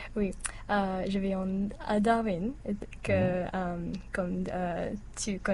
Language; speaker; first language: French; non-native, learner; English